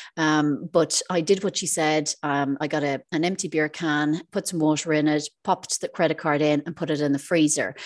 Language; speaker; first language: English; native; English